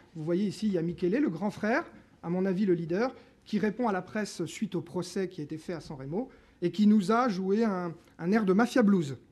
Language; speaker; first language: French; native; French